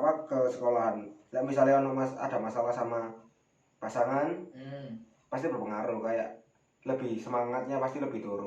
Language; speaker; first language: Indonesian; native; Indonesian